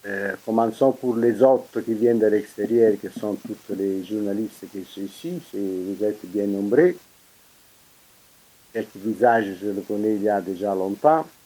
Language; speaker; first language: French; non-native, fluent; Italian